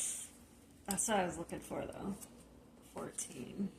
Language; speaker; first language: English; native; English